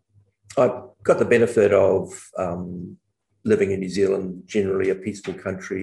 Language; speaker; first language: English; native; English